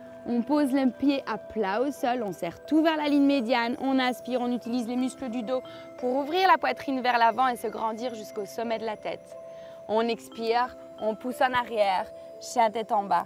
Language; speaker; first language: French; native; French